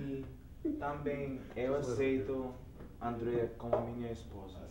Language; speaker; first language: Portuguese; non-native, learner; English